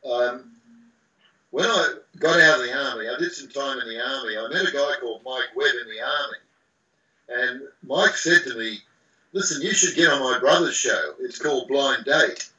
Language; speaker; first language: English; native; English